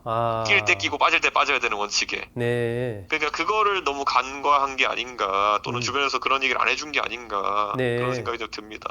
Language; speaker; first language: Korean; native; Korean